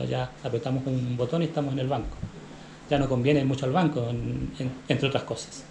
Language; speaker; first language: Spanish; native; Spanish